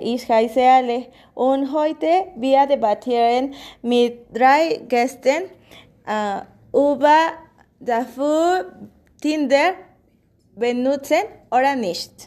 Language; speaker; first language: German; non-native, learner; Spanish